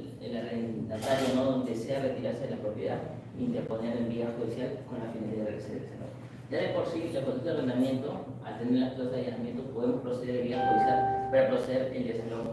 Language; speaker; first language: Spanish; native; Spanish